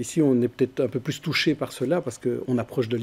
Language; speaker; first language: French; native; French